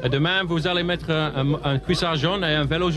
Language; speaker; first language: French; non-native, fluent; English